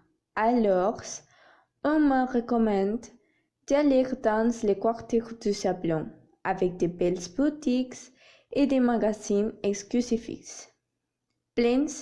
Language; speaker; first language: French; non-native, learner; Spanish